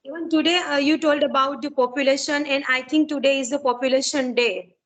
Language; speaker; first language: English; non-native, learner; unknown